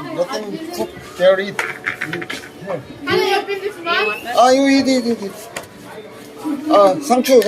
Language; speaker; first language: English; non-native, learner; Korean